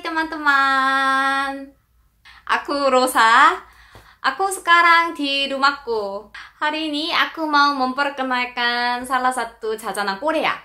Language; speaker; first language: Indonesian; non-native, fluent; Korean